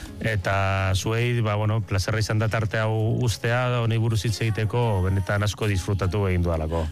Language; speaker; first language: Basque; native; Basque